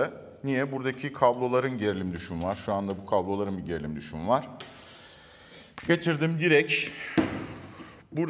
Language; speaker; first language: Turkish; native; Turkish